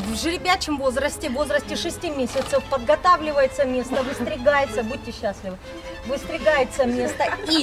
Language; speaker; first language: Russian; native; Russian